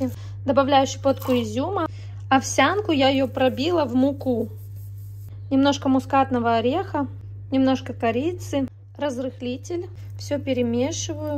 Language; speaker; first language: Russian; native; Russian